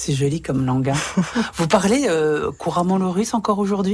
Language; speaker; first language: French; native; French